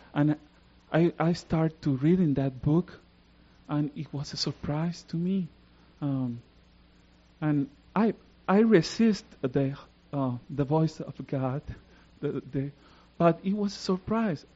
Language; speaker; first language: English; non-native, fluent; Spanish